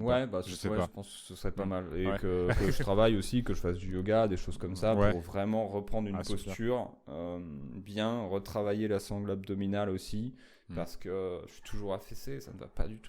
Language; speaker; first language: French; native; French